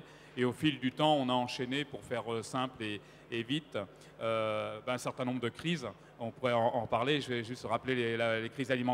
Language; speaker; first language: French; native; French